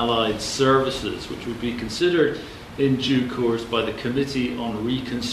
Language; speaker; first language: English; native; English